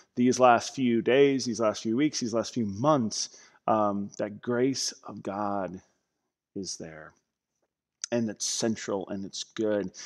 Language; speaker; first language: English; native; English